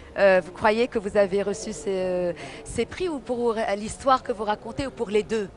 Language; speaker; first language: French; non-native, local second language; Arabic